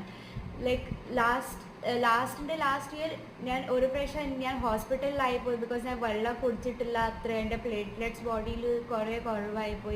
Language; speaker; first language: Malayalam; early bilingual, heritage; Malayalam